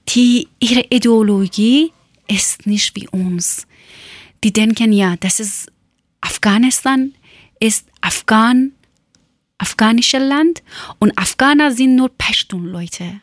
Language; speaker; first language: German; non-native, fluent; Persian